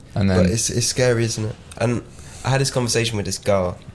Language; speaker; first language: English; native; English